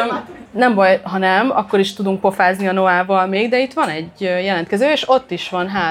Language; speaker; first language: Hungarian; native; Hungarian